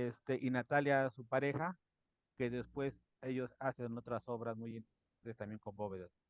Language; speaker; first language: Spanish; native; Spanish